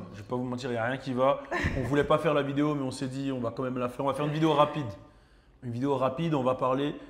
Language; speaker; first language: French; native; French